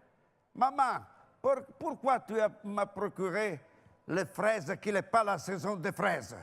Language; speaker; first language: French; non-native, fluent; Italian